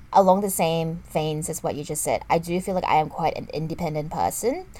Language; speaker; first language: English; non-native, local second language; Chinese